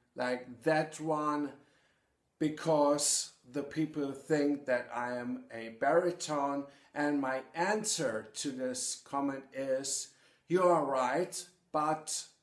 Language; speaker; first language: English; non-native, fluent; German